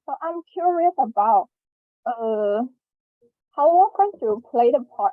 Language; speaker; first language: English; non-native, learner; Chinese